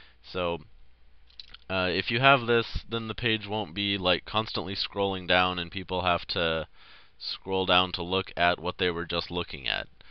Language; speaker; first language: English; native; English